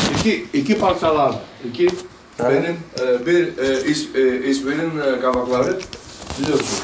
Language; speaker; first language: Turkish; non-native, learner; Greek